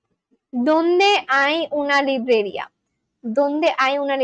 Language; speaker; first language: Spanish; non-native, learner; English